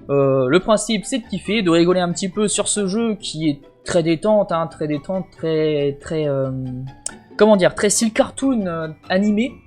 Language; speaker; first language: French; native; French